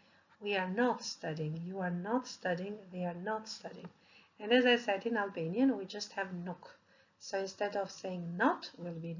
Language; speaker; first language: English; non-native, fluent; Albanian